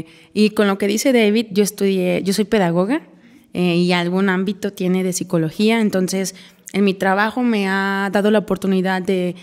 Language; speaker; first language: Spanish; native; Spanish